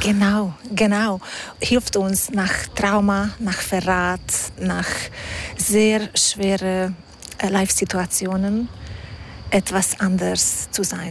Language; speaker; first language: German; non-native, fluent; Hungarian